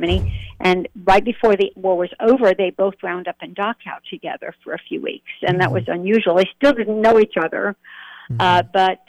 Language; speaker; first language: English; native; English